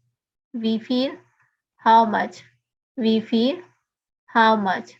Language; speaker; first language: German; non-native, learner; Urdu